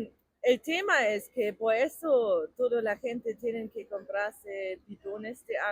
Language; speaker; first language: Spanish; non-native, fluent; German